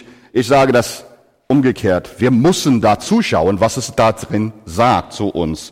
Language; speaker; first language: German; non-native, fluent; English